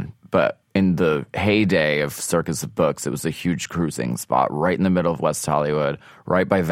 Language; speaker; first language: English; native; English